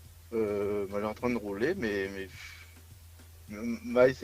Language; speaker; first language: French; non-native, local second language; Réunion Creole French